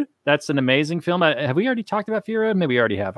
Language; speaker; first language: English; native; English